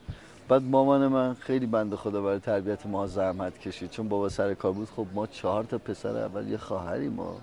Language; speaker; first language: Persian; native; Persian